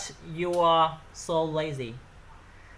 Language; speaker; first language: English; non-native, learner; Vietnamese